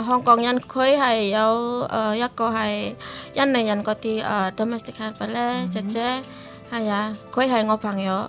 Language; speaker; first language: Chinese; non-native, learner; Indonesian